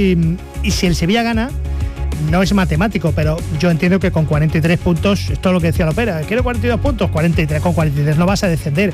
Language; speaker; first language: Spanish; native; Spanish